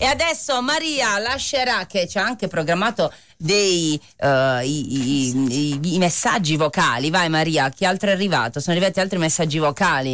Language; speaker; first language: Italian; native; Italian